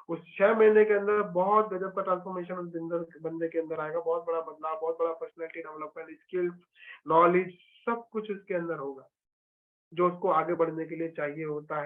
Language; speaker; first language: Hindi; native; Hindi